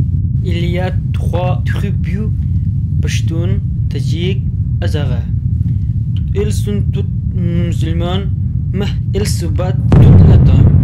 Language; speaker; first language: French; non-native, learner; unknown